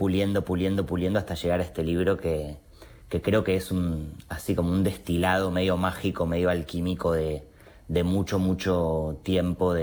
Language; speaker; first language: Spanish; native; Spanish